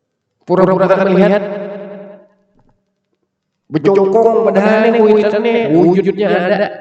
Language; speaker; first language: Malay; non-native, local second language; Banjar